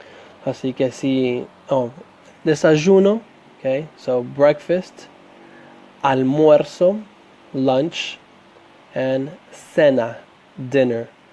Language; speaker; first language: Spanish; non-native, fluent; English